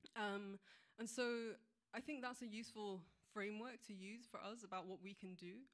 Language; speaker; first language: English; native; English